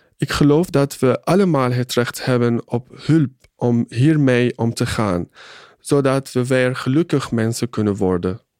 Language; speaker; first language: Dutch; non-native, fluent; Arabic